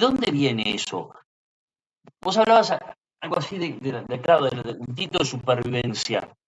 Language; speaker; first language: Spanish; native; Spanish